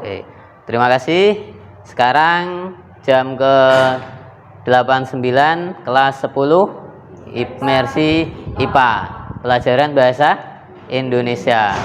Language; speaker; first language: Indonesian; native; Indonesian